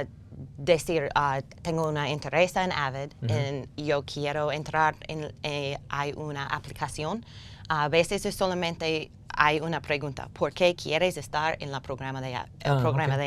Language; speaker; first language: Spanish; non-native, learner; English